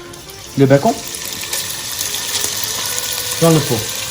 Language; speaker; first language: French; non-native, learner; English